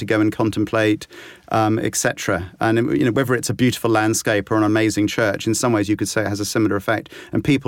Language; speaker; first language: English; native; English